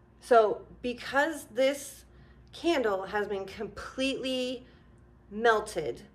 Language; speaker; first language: English; native; English